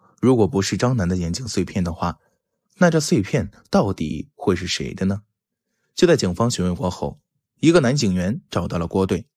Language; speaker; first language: Chinese; native; Chinese